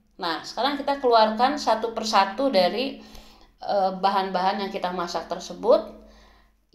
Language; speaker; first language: Indonesian; native; Indonesian